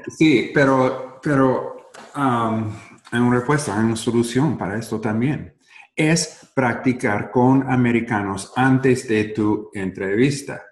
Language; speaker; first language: Spanish; non-native, learner; English